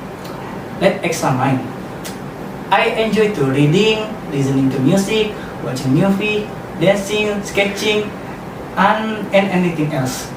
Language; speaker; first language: English; non-native, learner; Indonesian